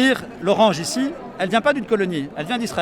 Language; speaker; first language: French; native; French